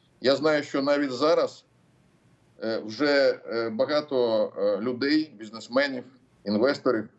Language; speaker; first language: Ukrainian; non-native, local second language; Russian